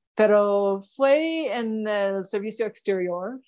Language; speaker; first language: Spanish; non-native, fluent; English